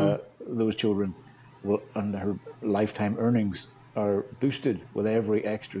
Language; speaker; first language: English; native; English